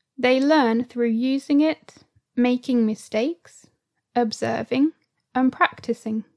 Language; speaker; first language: English; native; English